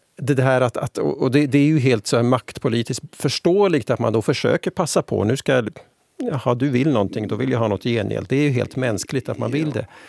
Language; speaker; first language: Swedish; native; Swedish